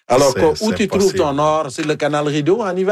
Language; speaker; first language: French; native; French